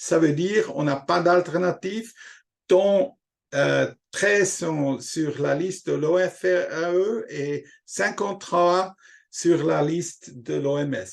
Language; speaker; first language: French; non-native, local second language; German